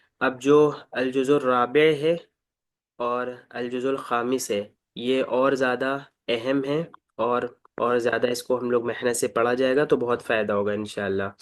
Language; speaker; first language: Urdu; native; Urdu